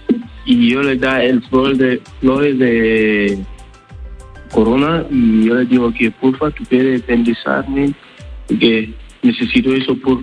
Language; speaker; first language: Spanish; non-native, learner; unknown